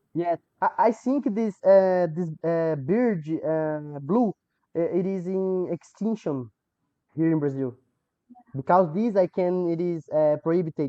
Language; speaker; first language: English; non-native, learner; Portuguese